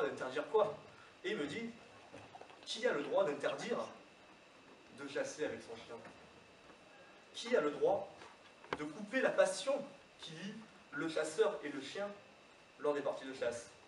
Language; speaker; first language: French; native; French